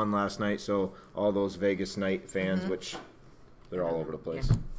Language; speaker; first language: English; native; English